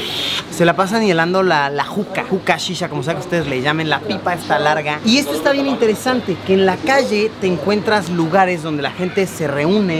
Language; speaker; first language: Spanish; native; Spanish